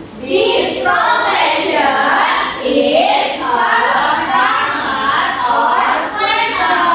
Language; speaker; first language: English; non-native, learner; Indonesian